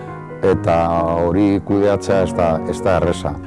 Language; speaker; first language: Basque; native; Basque